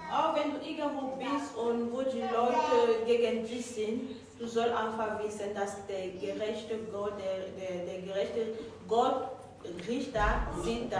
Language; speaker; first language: German; non-native, fluent; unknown